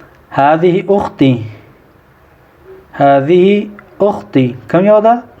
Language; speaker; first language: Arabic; non-native, fluent; Pashto